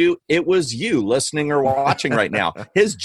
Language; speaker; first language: English; native; English